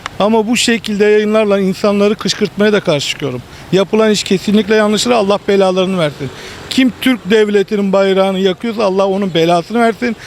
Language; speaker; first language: Turkish; native; Turkish